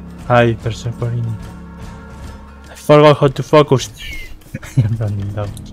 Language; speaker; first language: English; non-native, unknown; Spanish